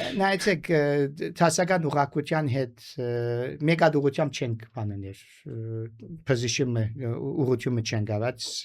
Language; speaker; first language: Armenian; early bilingual, heritage; Armenian